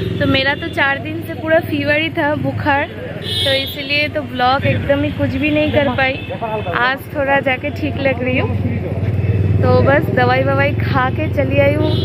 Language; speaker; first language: Hindi; non-native, local second language; Bangla